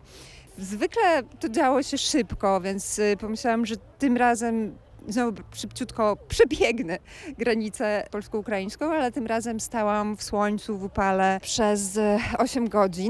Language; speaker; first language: Polish; non-native, fluent; Ukrainian